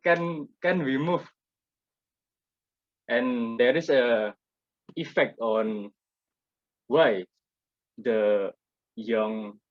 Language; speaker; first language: English; non-native, learner; Indonesian